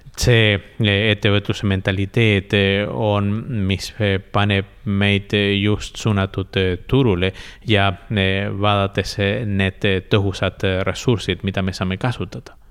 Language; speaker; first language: Estonian; non-native, fluent; Spanish